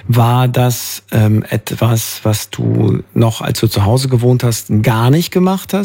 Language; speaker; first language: German; native; German